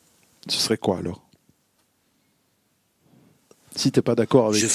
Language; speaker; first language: French; native; French